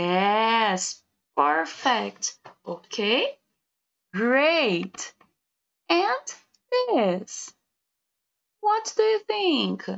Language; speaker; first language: English; non-native, learner; Portuguese